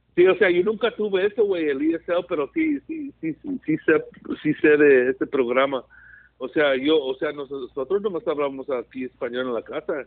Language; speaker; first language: Spanish; early bilingual, heritage; Spanish